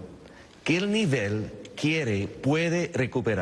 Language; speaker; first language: Spanish; non-native, fluent; English